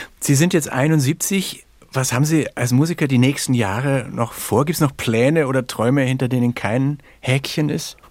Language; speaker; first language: German; native; German